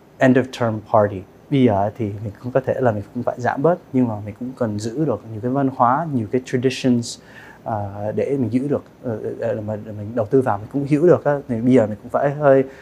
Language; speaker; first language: Vietnamese; early bilingual, heritage; Vietnamese